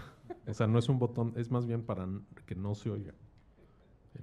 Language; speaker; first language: Spanish; native; Spanish